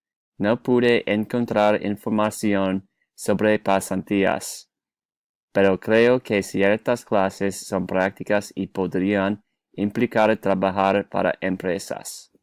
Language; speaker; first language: Spanish; non-native, learner; English